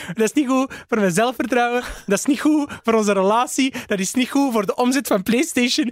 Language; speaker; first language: Dutch; early bilingual, other home language; Arabic